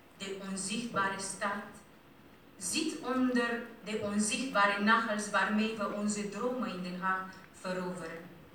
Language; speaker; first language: Dutch; non-native, fluent; Romanian